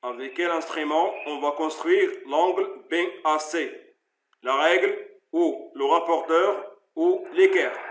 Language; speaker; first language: French; non-native, local second language; Arabic